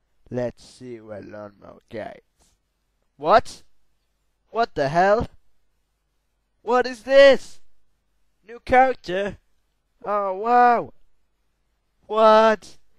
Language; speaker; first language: English; native; English